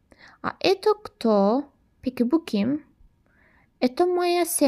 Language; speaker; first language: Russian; non-native, learner; Turkish